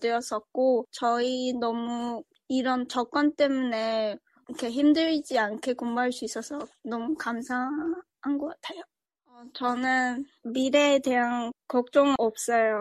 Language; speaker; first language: Korean; early bilingual, other home language; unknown